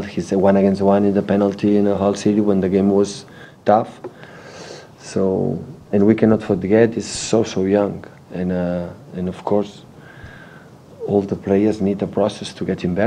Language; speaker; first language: English; non-native, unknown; Catalan